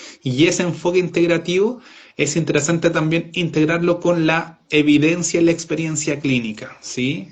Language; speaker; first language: Spanish; native; Spanish